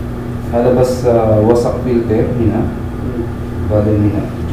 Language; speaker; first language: Arabic; non-native, learner; Filipino